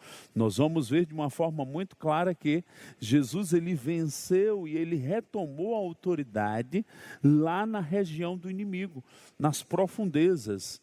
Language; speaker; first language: Portuguese; native; Portuguese